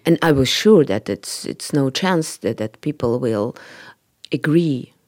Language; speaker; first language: English; non-native, learner; Russian